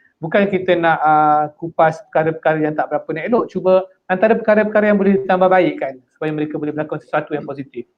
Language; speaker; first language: Malay; native; Malay